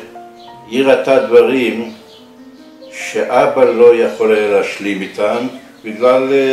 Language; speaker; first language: Hebrew; early bilingual, other home language; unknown